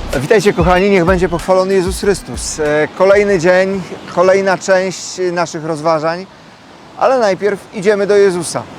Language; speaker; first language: Polish; native; Polish